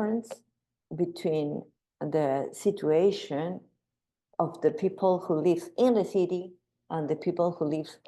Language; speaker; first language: English; non-native, learner; Spanish